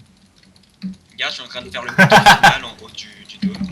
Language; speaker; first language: French; native; French